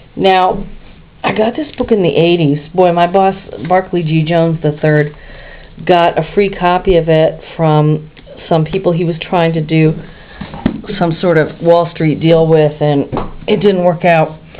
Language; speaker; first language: English; native; English